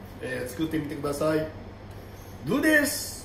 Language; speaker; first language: Japanese; native; Japanese